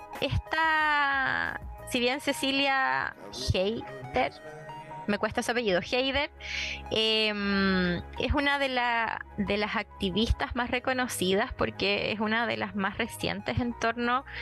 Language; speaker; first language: Spanish; native; Spanish